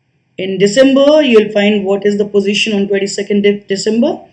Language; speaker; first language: English; non-native, local second language; Hindi